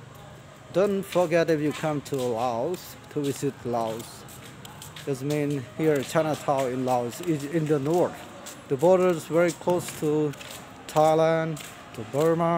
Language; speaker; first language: English; non-native, learner; Lao